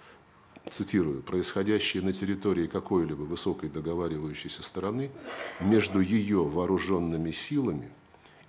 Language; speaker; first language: Russian; native; Russian